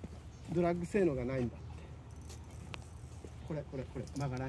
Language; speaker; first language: Japanese; native; Japanese